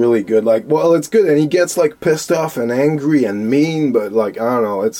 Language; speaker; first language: English; native; English